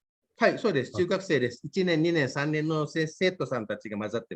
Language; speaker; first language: Japanese; non-native, fluent; Indonesian